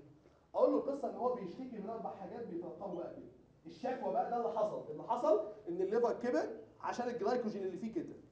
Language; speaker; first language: Arabic; native; Arabic